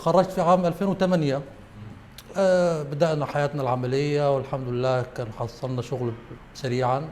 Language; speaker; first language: Arabic; native; Arabic